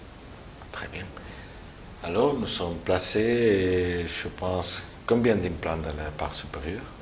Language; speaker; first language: French; non-native, learner; Spanish